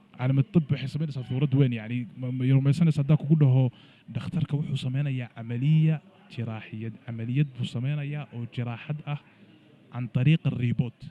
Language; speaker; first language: Somali; early bilingual, heritage; Somali